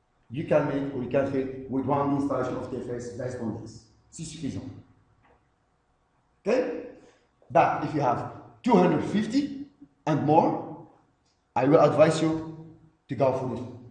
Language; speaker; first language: English; non-native, fluent; Arabic